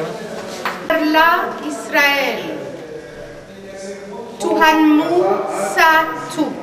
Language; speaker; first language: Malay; non-native, fluent; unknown